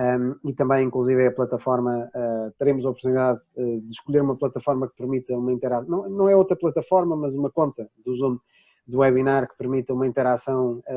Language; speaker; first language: Portuguese; native; Portuguese